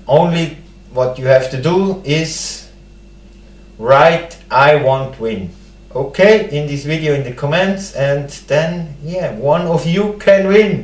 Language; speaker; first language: English; non-native, learner; German